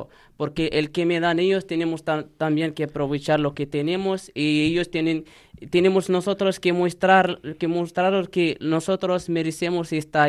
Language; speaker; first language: Spanish; non-native, learner; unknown